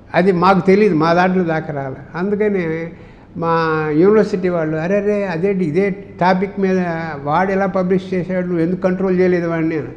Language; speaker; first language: Telugu; native; Telugu